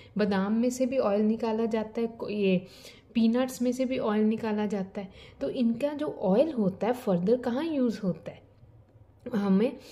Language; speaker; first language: Hindi; native; Hindi